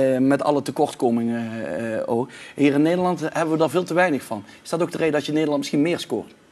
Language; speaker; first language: Dutch; native; Dutch